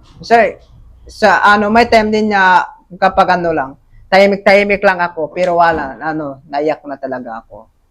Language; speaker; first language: Filipino; non-native, local second language; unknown